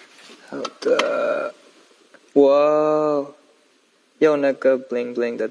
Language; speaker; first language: Chinese; non-native, learner; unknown